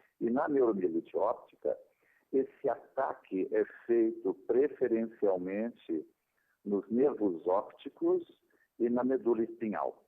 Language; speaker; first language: Portuguese; native; Portuguese